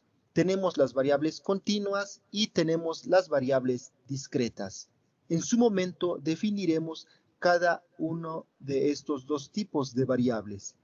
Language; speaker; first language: Spanish; native; Spanish